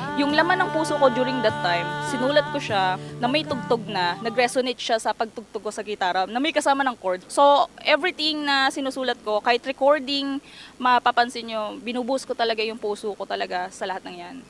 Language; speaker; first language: Filipino; native; Filipino